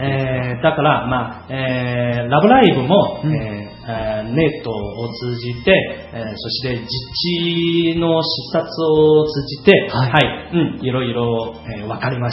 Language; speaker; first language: Japanese; non-native, fluent; Chinese